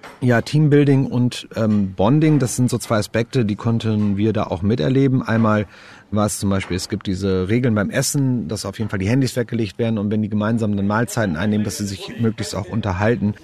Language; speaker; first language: German; native; German